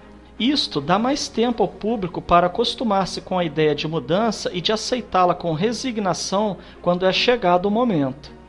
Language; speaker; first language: Portuguese; native; Portuguese